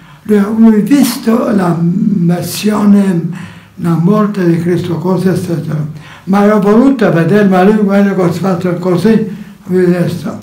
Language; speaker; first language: Italian; non-native, learner; Polish